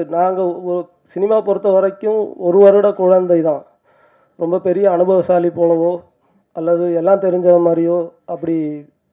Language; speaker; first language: Tamil; native; Tamil